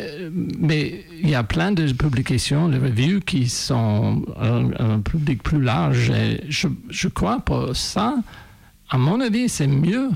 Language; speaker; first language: French; non-native, fluent; English